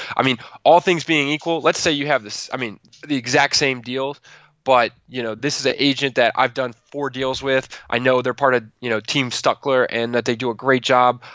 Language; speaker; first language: English; native; English